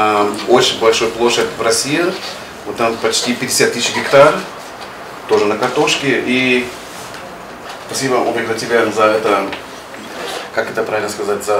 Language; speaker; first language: Russian; non-native, learner; German